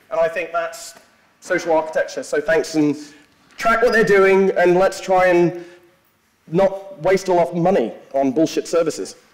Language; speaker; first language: English; native; English